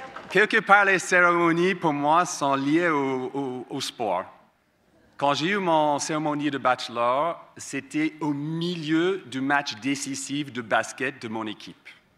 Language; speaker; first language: French; non-native, fluent; English